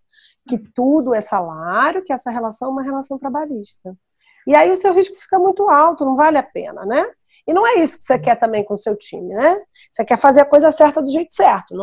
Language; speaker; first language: Portuguese; native; Portuguese